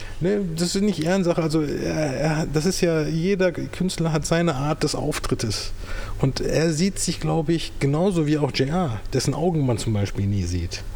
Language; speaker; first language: German; early bilingual, other home language; Turkish